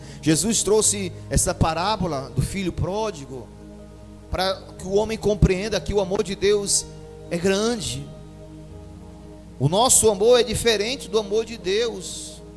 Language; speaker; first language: Portuguese; native; Portuguese